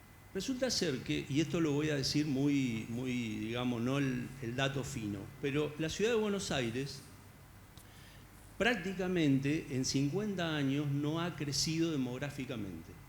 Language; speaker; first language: Spanish; native; Spanish